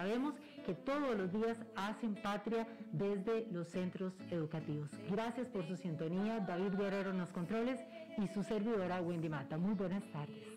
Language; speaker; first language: Spanish; native; Spanish